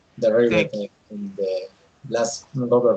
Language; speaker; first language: English; non-native, learner; Spanish